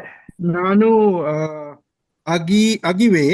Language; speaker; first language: Kannada; non-native, learner; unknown